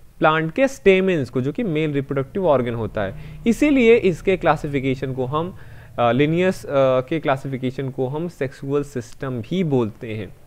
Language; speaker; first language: Hindi; native; Hindi